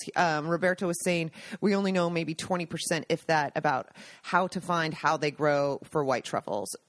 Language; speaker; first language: English; native; English